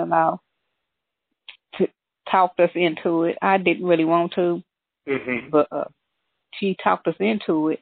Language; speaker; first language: English; native; English